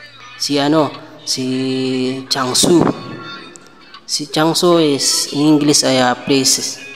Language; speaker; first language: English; non-native, local second language; Filipino